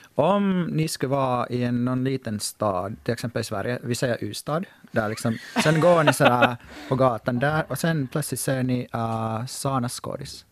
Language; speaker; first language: Swedish; native; Swedish